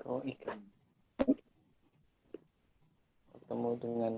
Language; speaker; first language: Indonesian; native; Indonesian